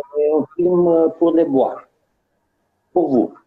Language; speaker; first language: French; non-native, learner; Romanian